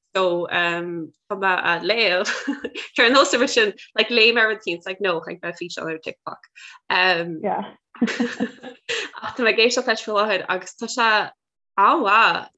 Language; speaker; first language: Irish; native; Irish